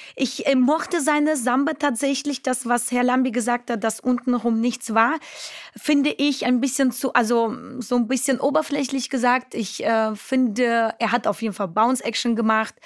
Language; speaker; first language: German; non-native, fluent; Romanian